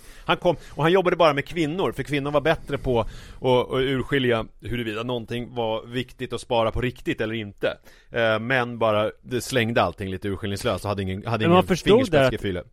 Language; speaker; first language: Swedish; native; Swedish